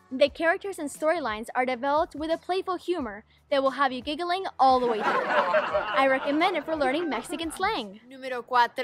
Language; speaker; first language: English; native; English